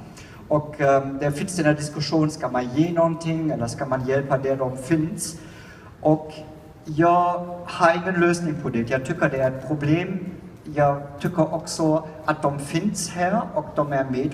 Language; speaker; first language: Swedish; non-native, fluent; German